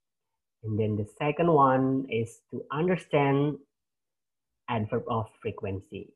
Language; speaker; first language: English; non-native, fluent; Indonesian